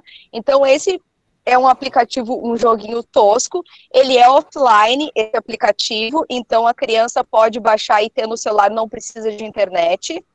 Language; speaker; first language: Portuguese; native; Portuguese